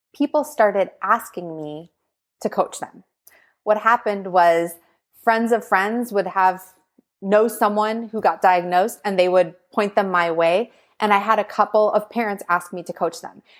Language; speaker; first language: English; native; English